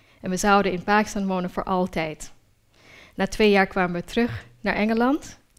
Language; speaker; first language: Dutch; early bilingual, other home language; Urdu